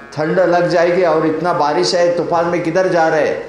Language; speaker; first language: Hindi; non-native, local second language; Marathi